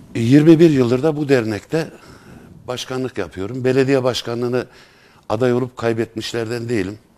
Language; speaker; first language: Turkish; native; Turkish